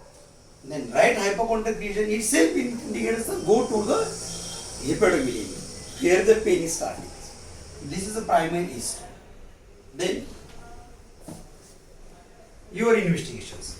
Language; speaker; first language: English; non-native, local second language; Marathi